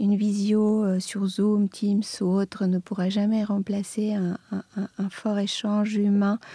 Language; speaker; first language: French; non-native, fluent; Serbian